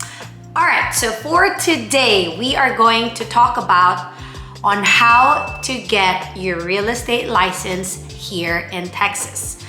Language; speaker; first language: English; non-native, local second language; Filipino